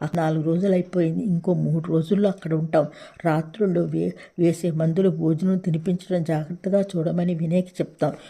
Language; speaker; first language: Telugu; native; Telugu